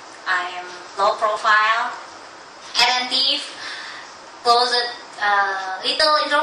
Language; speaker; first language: English; non-native, learner; Indonesian